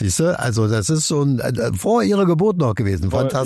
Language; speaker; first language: German; native; German